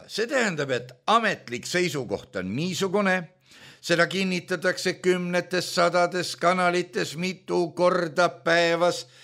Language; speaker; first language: Estonian; native; Estonian